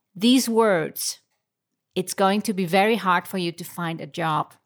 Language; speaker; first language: English; non-native, fluent; Icelandic